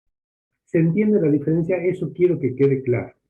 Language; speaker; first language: Spanish; native; Spanish